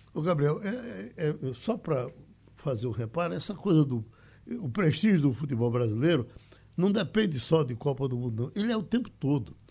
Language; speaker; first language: Portuguese; native; Portuguese